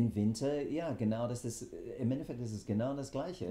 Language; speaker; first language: German; non-native, fluent; English